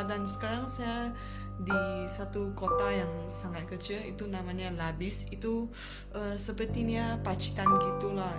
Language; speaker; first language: Indonesian; non-native, fluent; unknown